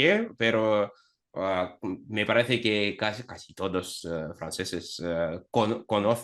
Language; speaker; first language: Spanish; non-native, fluent; Russian